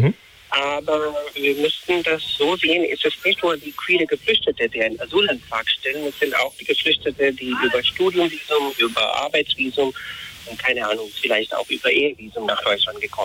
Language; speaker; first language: German; non-native, fluent; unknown